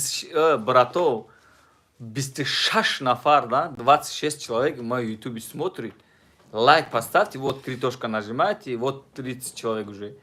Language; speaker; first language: Russian; non-native, fluent; Tajik